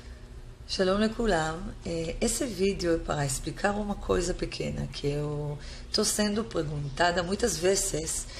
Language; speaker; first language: Portuguese; non-native, fluent; Hebrew